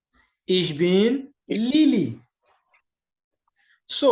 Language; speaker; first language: German; non-native, learner; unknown